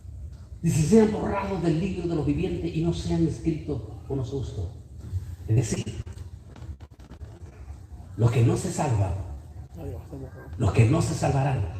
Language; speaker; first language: Spanish; native; Spanish